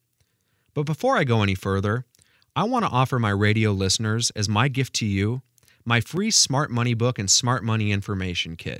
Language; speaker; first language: English; native; English